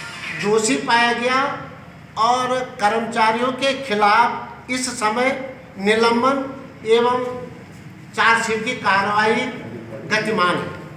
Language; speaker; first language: Hindi; native; Hindi